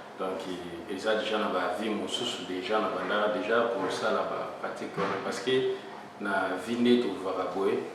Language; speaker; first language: Lingala; native; Lingala